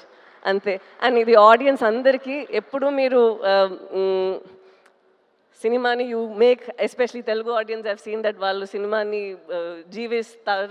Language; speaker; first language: Telugu; non-native, fluent; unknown